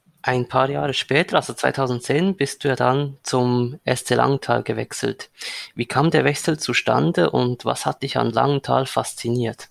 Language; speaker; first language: German; native; German